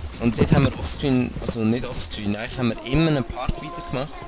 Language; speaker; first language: German; native; German